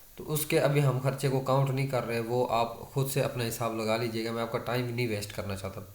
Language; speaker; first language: Urdu; non-native, local second language; Saraiki